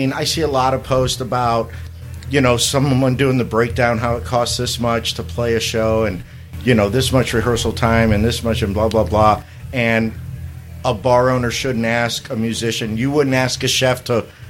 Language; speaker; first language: English; native; English